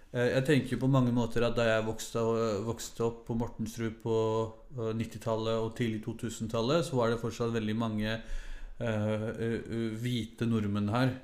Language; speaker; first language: Norwegian; early bilingual, other home language; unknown